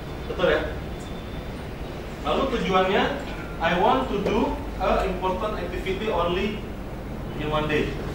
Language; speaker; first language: English; non-native, learner; Indonesian